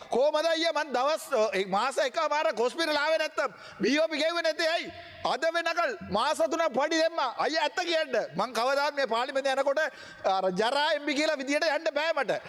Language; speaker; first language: Sinhala; non-native, local second language; Tamil